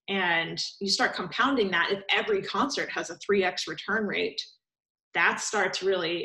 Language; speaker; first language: English; native; English